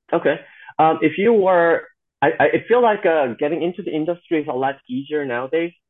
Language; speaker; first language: English; non-native, fluent; Korean